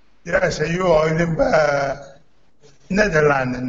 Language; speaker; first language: Romanian; non-native, learner; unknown